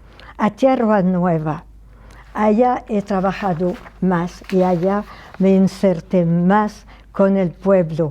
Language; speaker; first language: Spanish; non-native, fluent; French